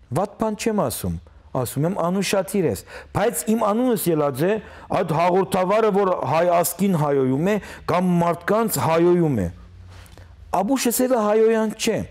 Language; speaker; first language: Armenian; early bilingual, heritage; Armenian